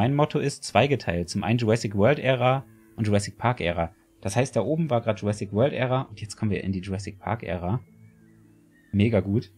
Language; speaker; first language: German; native; German